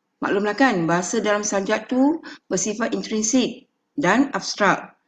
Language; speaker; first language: Malay; non-native, local second language; Chinese